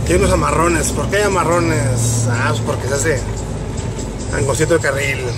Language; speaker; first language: Spanish; native; Spanish